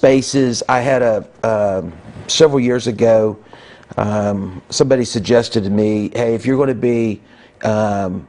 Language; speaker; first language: English; native; English